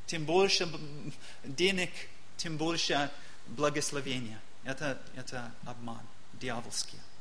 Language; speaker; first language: Russian; non-native, learner; English